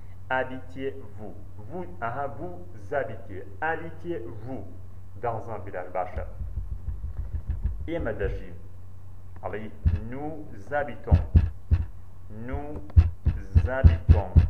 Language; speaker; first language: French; non-native, learner; Central Kurdish